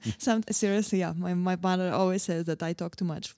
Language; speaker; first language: English; non-native, fluent; Bulgarian